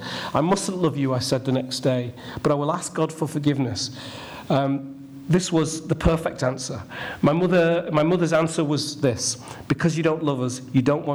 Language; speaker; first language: English; native; English